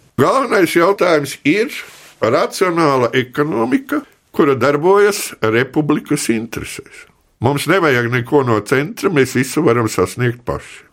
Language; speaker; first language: Latvian; native; Latvian